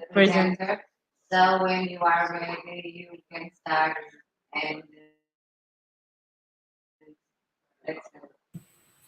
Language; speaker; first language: English; non-native, fluent; Portuguese